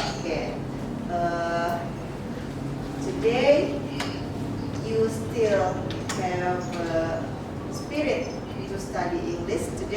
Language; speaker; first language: English; non-native, local second language; Indonesian